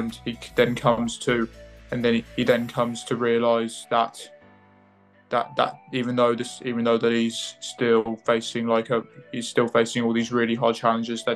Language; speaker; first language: English; native; English